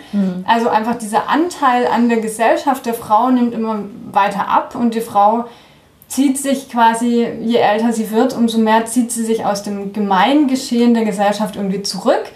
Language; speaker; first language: German; early bilingual, heritage; German